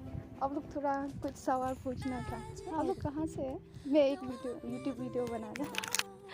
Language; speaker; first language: Hindi; non-native, local second language; Khasi